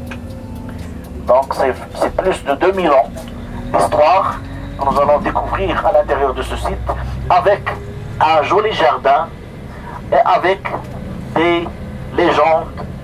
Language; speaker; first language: French; non-native, local second language; Arabic